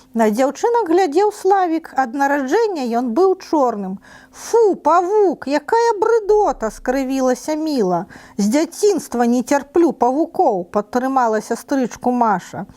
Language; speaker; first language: Belarusian; non-native, local second language; Russian